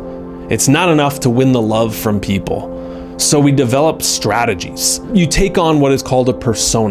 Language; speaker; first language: English; native; English